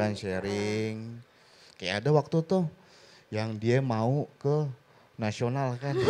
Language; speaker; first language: Indonesian; native; Indonesian